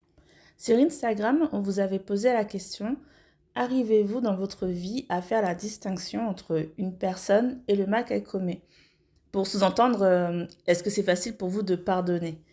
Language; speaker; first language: French; native; French